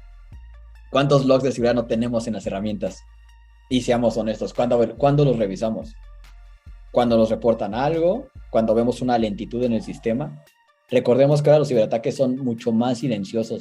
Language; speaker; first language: Spanish; native; Spanish